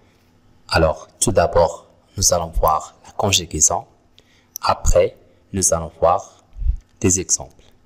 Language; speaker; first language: French; non-native, local second language; Arabic